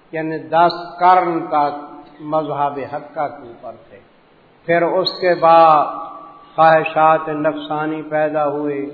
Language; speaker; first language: Urdu; non-native, local second language; Punjabi